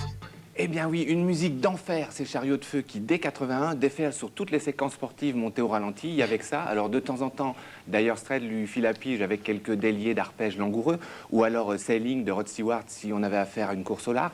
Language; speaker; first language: French; native; French